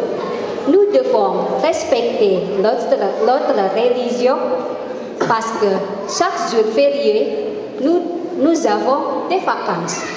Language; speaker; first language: French; non-native, learner; Indonesian